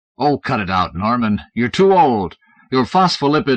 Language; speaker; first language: English; native; English